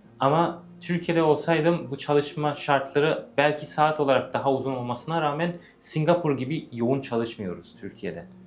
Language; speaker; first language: Turkish; early bilingual, heritage; English